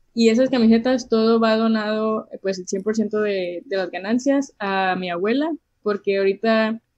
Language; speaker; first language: Spanish; native; Spanish